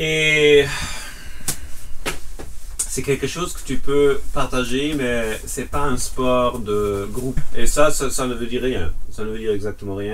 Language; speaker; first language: French; non-native, fluent; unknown